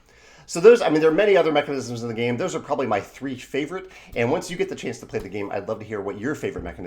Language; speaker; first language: English; native; English